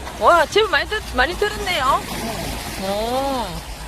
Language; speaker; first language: Korean; native; Korean